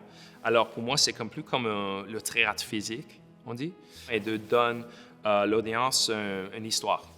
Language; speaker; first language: French; non-native, local second language; English